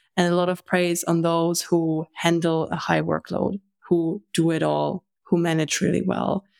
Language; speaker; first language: English; non-native, fluent; German